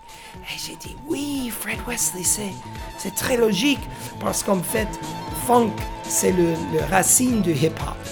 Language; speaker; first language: French; non-native, fluent; English